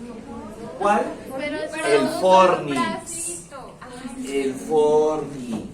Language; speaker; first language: Spanish; native; Spanish